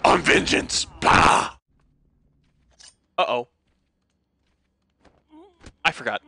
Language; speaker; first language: English; native; English